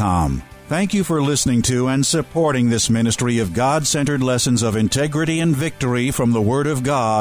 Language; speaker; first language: English; native; English